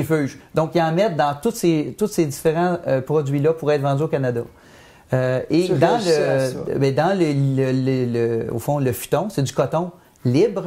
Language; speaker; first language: French; native; French